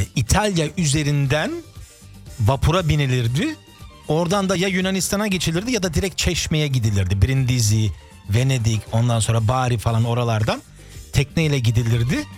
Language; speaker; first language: Turkish; early bilingual, heritage; Turkish